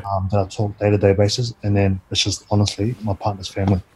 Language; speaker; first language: English; native; English